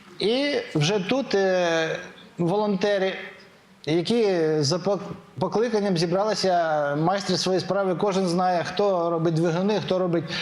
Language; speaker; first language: Ukrainian; native; Ukrainian